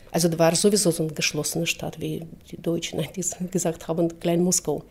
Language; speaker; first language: German; non-native, fluent; Russian